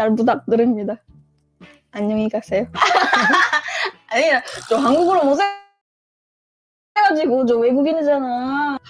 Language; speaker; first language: Korean; non-native, learner; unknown